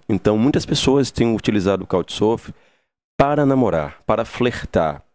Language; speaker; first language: Portuguese; native; Portuguese